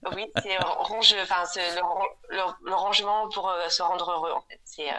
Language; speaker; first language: French; native; French